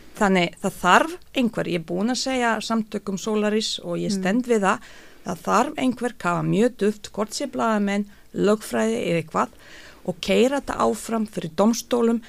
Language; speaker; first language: Icelandic; non-native, fluent; Bosnian